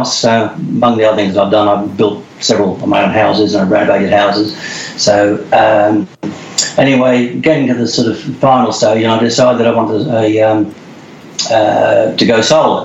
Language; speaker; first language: English; native; English